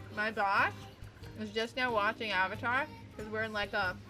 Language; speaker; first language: English; native; English